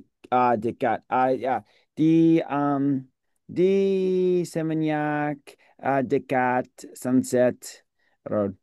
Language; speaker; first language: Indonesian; non-native, learner; English